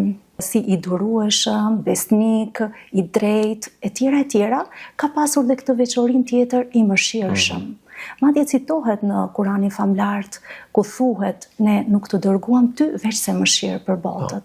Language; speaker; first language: Albanian; native; Albanian